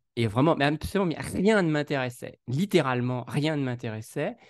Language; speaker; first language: French; native; French